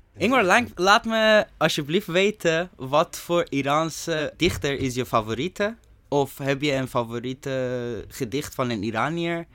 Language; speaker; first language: Dutch; non-native, fluent; Persian